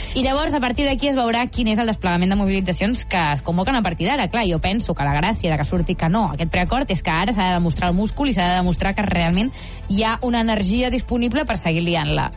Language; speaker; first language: Catalan; native; Catalan